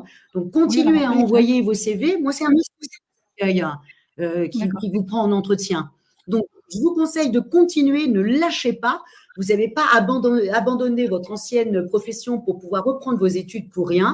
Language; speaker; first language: French; native; French